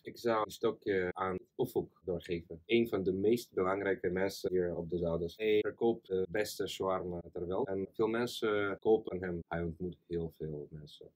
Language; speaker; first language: Dutch; non-native, fluent; Russian